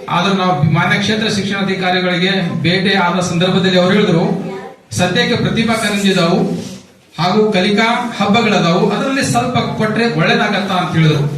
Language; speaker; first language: Kannada; non-native, local second language; Urdu